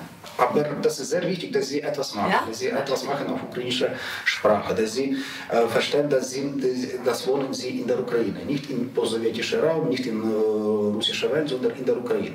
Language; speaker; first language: German; non-native, learner; Ukrainian